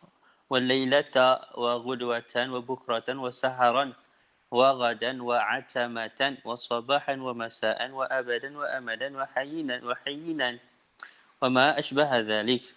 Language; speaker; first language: Arabic; non-native, fluent; Malay